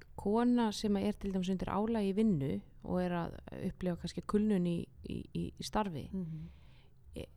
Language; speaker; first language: Icelandic; native; Icelandic